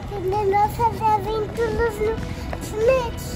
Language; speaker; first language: Portuguese; early bilingual, heritage; Portuguese